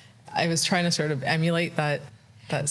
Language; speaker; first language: English; native; English